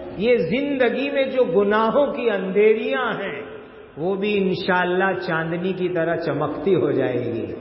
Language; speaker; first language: Urdu; non-native, local second language; Gujarati